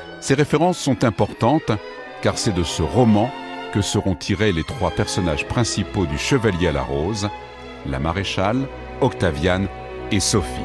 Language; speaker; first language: French; native; French